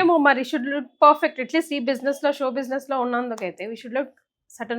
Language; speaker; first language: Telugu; native; Telugu